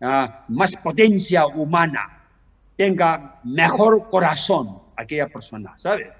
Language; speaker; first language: Spanish; non-native, learner; Tibetan